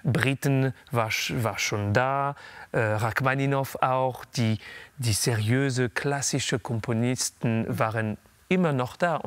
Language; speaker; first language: German; non-native, fluent; French